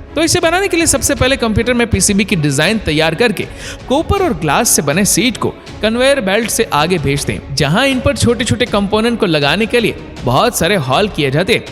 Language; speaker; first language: Hindi; native; Hindi